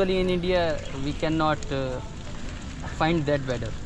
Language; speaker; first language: English; non-native, learner; Hindi